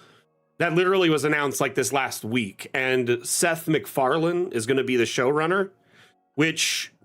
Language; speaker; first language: English; native; English